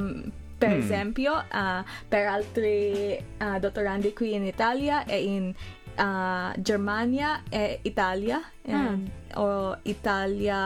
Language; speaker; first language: Italian; non-native, learner; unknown